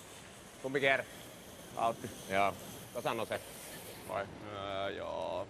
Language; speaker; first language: Finnish; native; Finnish